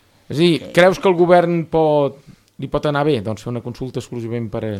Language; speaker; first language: Catalan; native; Catalan